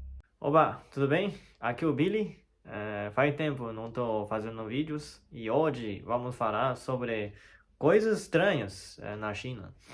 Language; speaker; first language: Portuguese; non-native, learner; Chinese